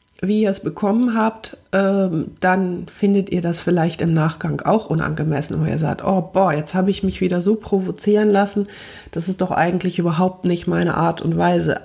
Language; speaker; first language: German; native; German